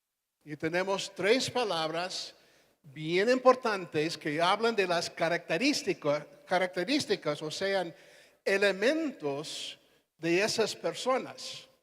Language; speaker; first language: Spanish; non-native, fluent; English